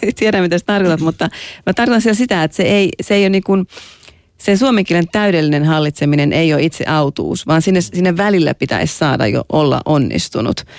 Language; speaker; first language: Finnish; native; Finnish